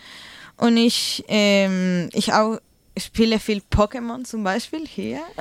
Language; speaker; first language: German; non-native, learner; Spanish